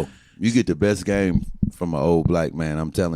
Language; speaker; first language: English; native; English